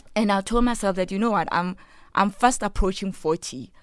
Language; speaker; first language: English; non-native, local second language; Tswana